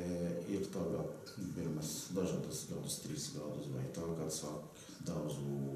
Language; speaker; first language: Latvian; non-native, learner; Arabic